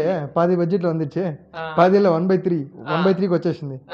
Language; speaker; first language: Telugu; native; Telugu